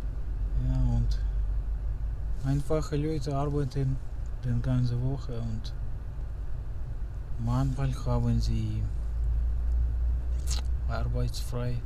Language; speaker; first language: German; non-native, learner; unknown